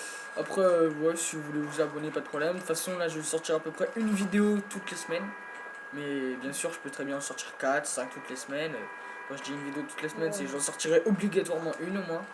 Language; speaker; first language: French; native; French